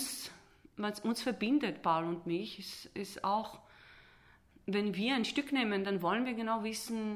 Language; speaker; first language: German; non-native, fluent; Hebrew